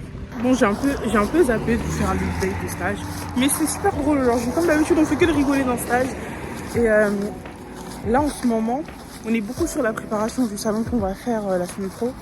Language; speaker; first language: French; native; French